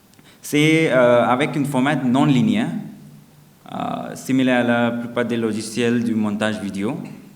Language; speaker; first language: French; non-native, fluent; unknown